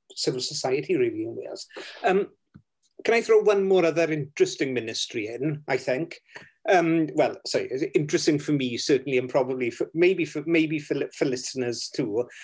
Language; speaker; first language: English; native; English